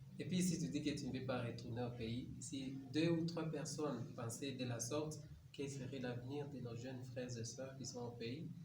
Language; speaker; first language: French; non-native, local second language; Swahili